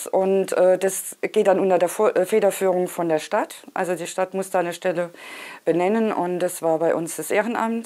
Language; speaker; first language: German; native; German